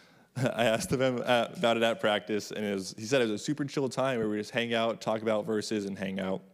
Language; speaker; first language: English; native; English